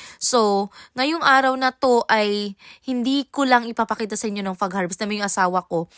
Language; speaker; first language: Filipino; non-native, local second language; Cebuano